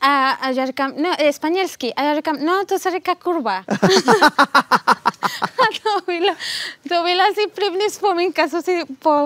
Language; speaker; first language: Czech; non-native, fluent; Spanish